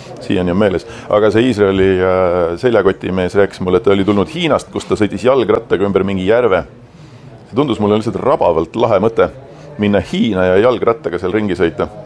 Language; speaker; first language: Estonian; native; Estonian